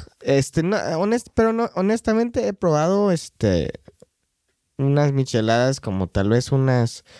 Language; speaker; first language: Spanish; non-native, fluent; English